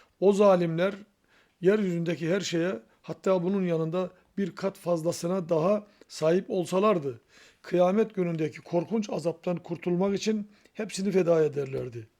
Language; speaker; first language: Turkish; native; Turkish